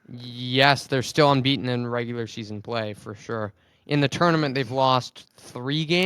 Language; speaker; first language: English; native; English